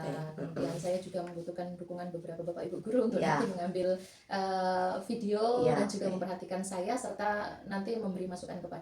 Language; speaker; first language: Indonesian; native; Indonesian